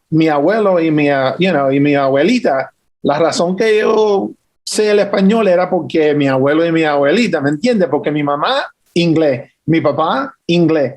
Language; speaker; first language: Spanish; early bilingual, heritage; English